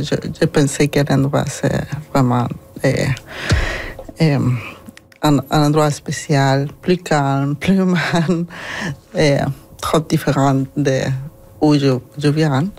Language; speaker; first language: French; non-native, learner; Spanish